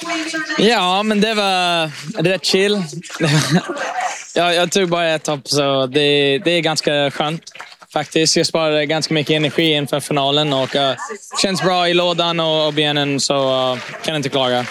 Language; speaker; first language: Swedish; early bilingual, heritage; English